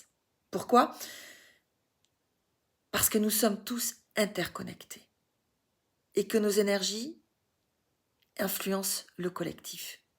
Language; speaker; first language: French; native; French